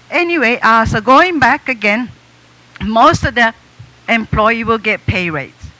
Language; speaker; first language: English; non-native, fluent; Japanese